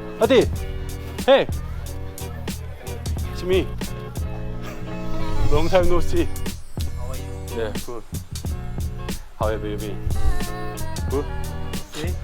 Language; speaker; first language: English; non-native, learner; Korean